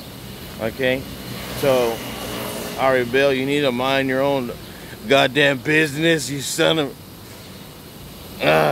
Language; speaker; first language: English; native; English